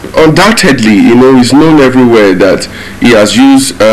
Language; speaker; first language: English; non-native, local second language; Yoruba